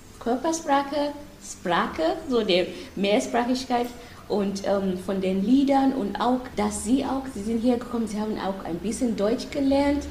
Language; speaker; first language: German; non-native, fluent; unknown